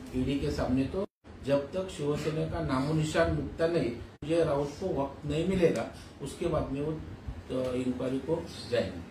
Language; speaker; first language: Hindi; non-native, local second language; Marathi